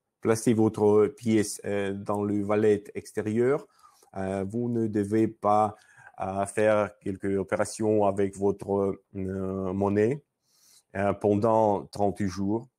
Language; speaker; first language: French; non-native, learner; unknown